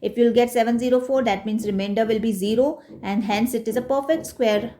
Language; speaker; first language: English; non-native, local second language; Hindi